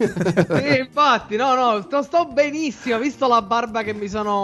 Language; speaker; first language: Italian; native; Italian